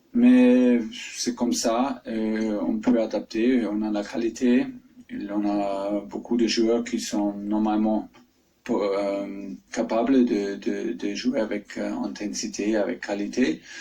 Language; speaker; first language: French; non-native, fluent; German